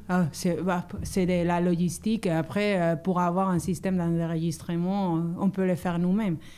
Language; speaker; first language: French; non-native, fluent; Spanish